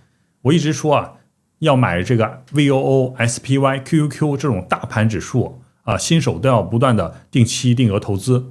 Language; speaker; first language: Chinese; native; Chinese